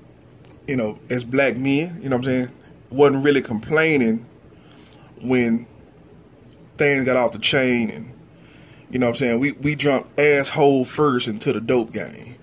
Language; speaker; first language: English; native; English